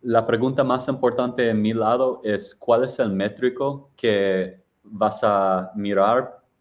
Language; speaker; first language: Spanish; non-native, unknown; English